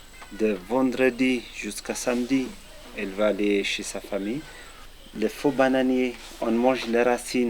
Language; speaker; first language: French; non-native, fluent; Amharic